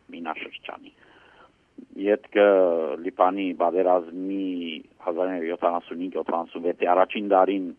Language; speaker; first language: Armenian; early bilingual, heritage; Armenian